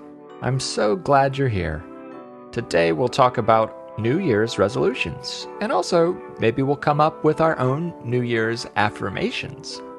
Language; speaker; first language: English; native; English